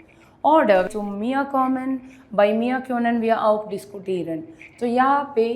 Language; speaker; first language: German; non-native, learner; Hindi